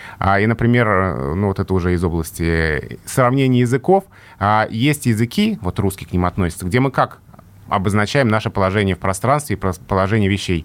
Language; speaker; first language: Russian; native; Russian